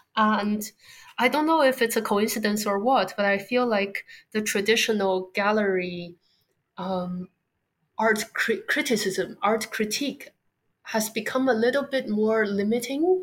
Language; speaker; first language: English; non-native, fluent; Chinese